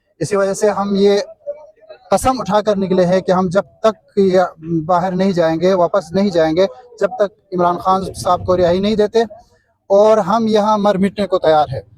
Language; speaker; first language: Urdu; non-native, local second language; Khowar